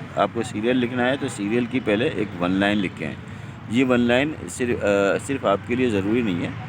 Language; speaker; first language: Urdu; non-native, local second language; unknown